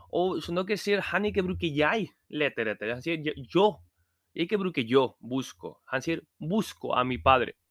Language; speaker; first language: Norwegian; non-native, learner; Spanish